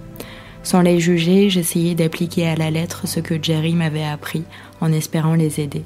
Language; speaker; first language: French; native; French